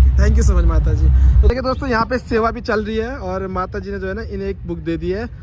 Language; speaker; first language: Hindi; native; Hindi